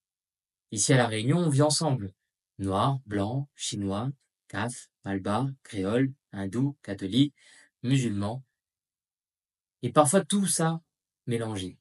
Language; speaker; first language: French; native; French